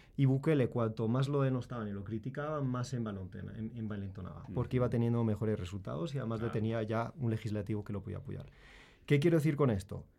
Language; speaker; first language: Spanish; native; Spanish